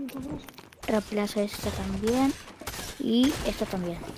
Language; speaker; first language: Spanish; native; Spanish